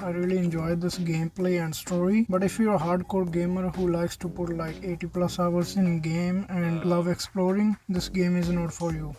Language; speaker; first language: English; non-native, fluent; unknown